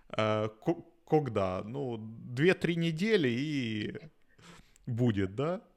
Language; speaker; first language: Ukrainian; non-native, local second language; Russian